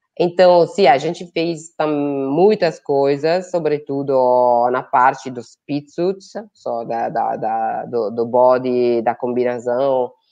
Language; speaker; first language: Portuguese; non-native, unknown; Italian